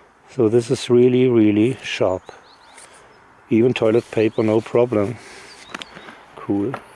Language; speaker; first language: English; non-native, fluent; German